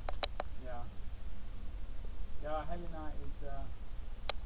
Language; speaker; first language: German; non-native, learner; English